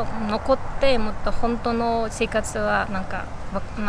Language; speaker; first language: Japanese; non-native, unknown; Bashkir